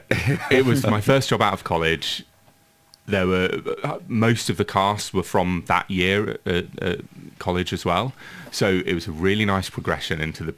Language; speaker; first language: English; native; English